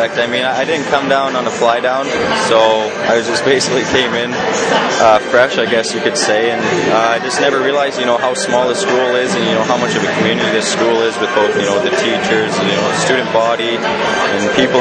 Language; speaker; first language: English; native; English